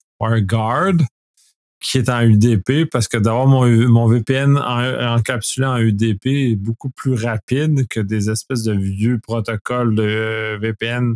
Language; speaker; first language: French; native; French